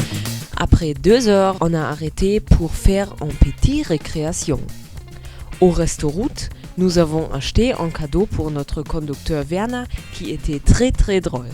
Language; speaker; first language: French; non-native, learner; German